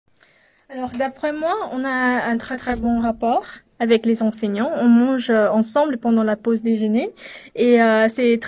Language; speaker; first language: French; non-native, fluent; English